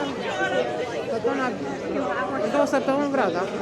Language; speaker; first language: Romanian; early bilingual, heritage; Romanian